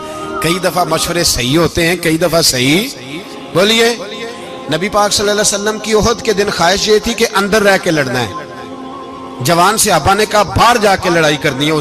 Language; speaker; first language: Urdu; non-native, local second language; Punjabi